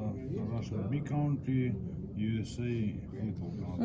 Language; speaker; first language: English; non-native, learner; Russian